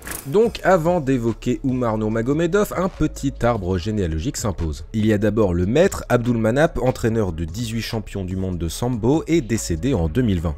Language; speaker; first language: French; native; French